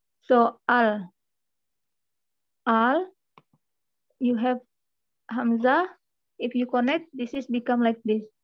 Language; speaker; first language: English; non-native, learner; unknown